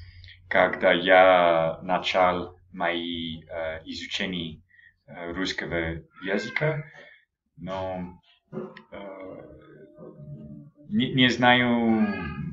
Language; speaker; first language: Russian; non-native, learner; English